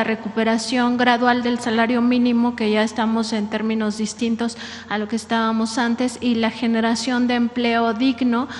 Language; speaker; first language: Spanish; native; Spanish